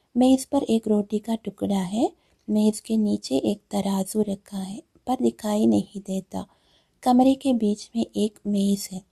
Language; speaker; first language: Hindi; non-native, local second language; Malayalam